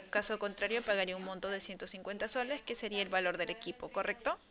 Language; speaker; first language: Spanish; native; Spanish